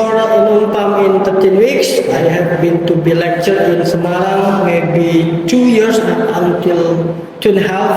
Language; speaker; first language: English; non-native, learner; Indonesian